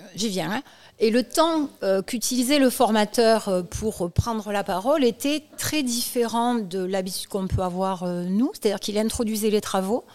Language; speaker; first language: French; native; French